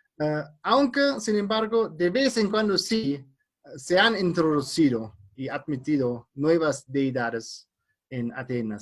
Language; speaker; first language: Spanish; non-native, fluent; German